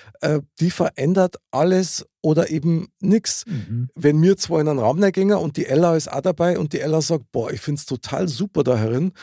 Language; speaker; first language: German; native; German